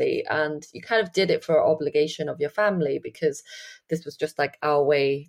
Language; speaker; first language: English; native; English